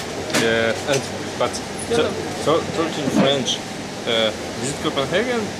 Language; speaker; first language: English; non-native, learner; Polish